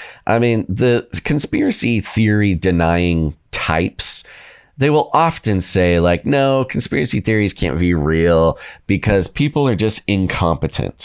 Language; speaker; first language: English; native; English